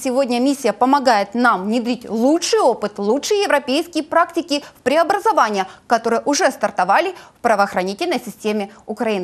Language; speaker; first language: Russian; native; Russian